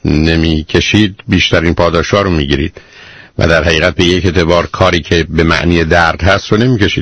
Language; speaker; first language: Persian; native; Persian